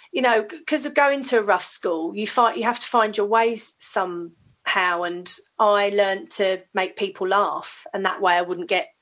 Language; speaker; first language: English; native; English